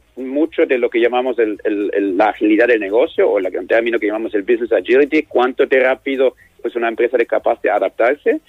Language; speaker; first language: Spanish; non-native, fluent; German